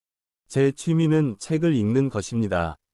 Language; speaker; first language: Korean; non-native, learner; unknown